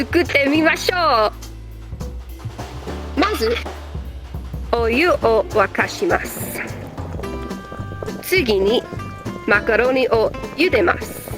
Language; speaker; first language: Japanese; non-native, learner; English